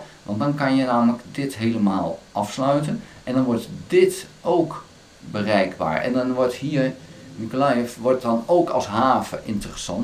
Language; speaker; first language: Dutch; native; Dutch